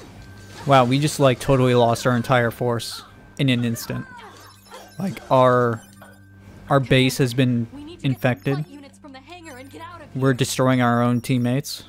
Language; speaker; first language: English; native; English